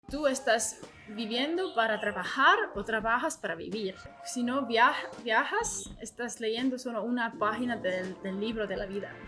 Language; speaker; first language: Spanish; non-native, learner; Estonian